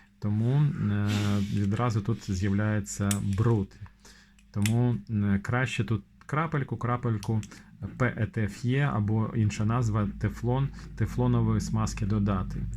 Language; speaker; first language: Ukrainian; non-native, local second language; Russian